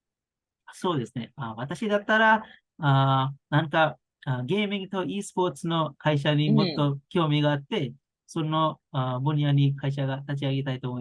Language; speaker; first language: Japanese; non-native, learner; Bangla